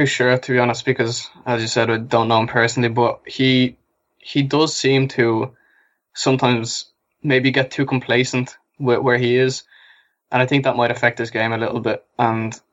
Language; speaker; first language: English; native; English